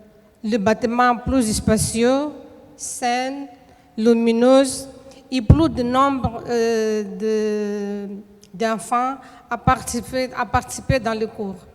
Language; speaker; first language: French; non-native, fluent; Portuguese